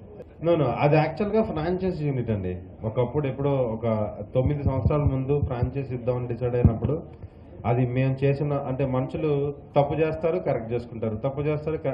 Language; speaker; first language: Telugu; native; Telugu